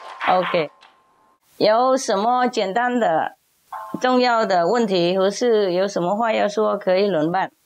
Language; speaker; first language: Chinese; non-native, fluent; Vietnamese